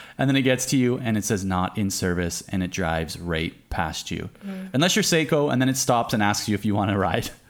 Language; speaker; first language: English; native; English